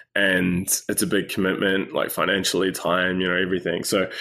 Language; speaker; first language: English; native; English